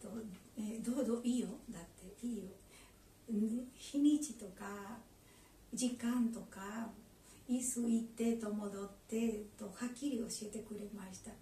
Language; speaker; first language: Japanese; non-native, learner; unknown